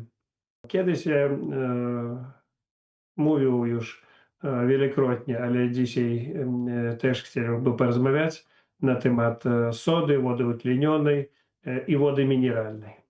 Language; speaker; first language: Polish; non-native, learner; Russian